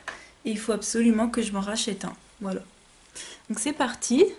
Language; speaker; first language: French; native; French